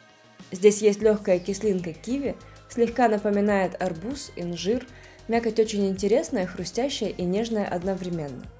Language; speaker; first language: Russian; native; Russian